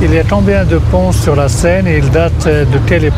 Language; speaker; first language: French; non-native, local second language; Arabic